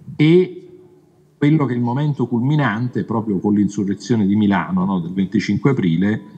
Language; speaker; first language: Italian; native; Italian